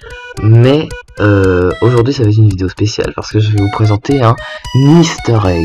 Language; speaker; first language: French; native; French